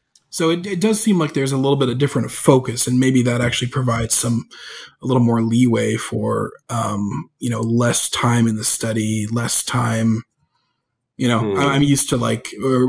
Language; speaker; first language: English; native; English